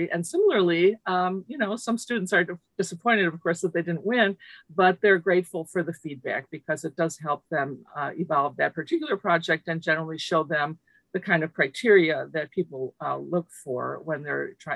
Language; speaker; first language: English; early bilingual, other home language; Lithuanian